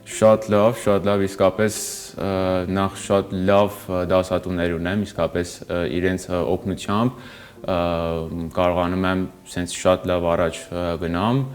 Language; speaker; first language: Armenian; early bilingual, heritage; Armenian